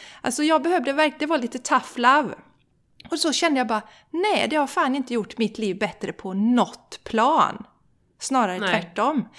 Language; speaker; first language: Swedish; native; Swedish